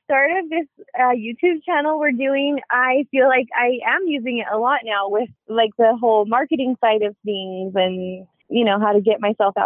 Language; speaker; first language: English; native; English